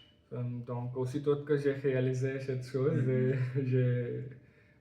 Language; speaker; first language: French; non-native, learner; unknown